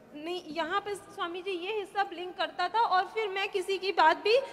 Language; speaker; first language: Hindi; native; Hindi